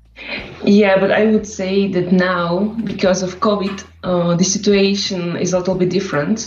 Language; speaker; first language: English; non-native, fluent; Slovak